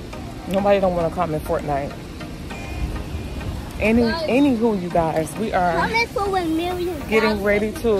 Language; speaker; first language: English; native; English